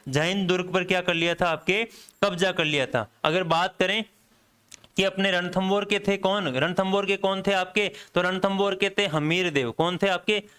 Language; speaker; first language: Hindi; native; Hindi